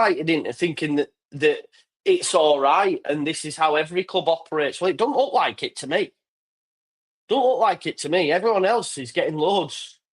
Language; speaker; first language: English; native; English